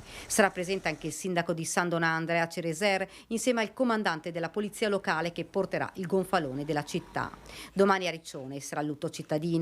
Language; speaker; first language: Italian; native; Italian